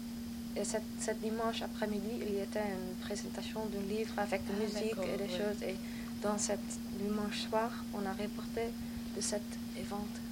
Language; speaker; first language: French; non-native, learner; Dutch